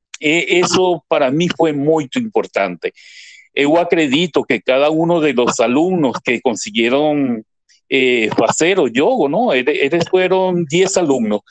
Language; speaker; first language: Portuguese; non-native, fluent; Spanish